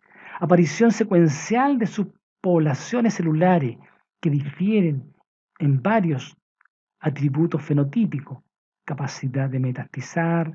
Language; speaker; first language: Spanish; native; Spanish